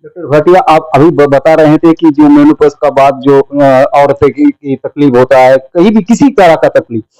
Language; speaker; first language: Hindi; non-native, local second language; Bangla